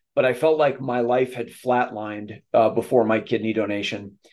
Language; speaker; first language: English; native; English